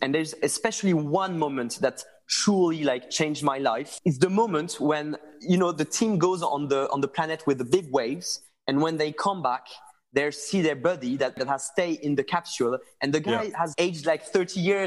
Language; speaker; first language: English; non-native, fluent; French